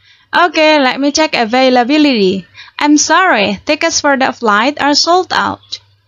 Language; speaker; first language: English; non-native, fluent; Indonesian